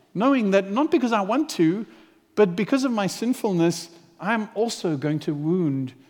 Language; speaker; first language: English; native; English